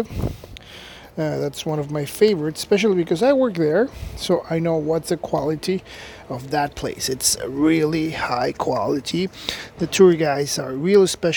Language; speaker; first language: English; non-native, fluent; Spanish